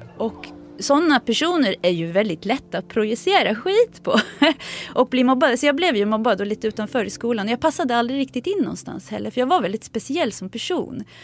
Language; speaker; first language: Swedish; early bilingual, other home language; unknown